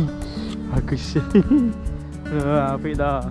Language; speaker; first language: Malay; non-native, local second language; Javanese